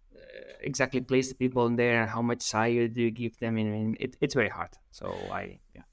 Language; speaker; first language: English; non-native, fluent; Spanish